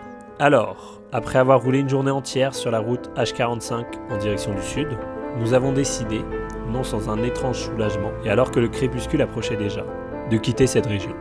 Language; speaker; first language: French; native; French